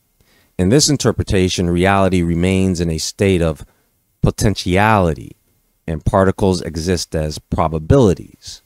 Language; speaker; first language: English; native; English